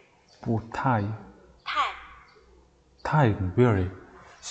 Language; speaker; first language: Chinese; non-native, learner; Mongolian